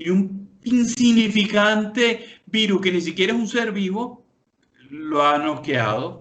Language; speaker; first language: Spanish; native; Spanish